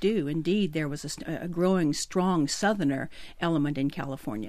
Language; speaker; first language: English; native; English